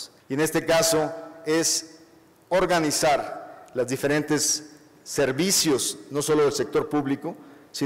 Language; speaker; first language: Spanish; native; Spanish